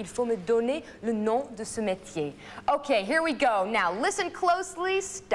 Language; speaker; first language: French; non-native, fluent; English